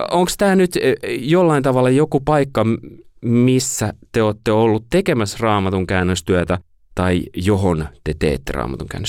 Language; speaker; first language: Finnish; native; Finnish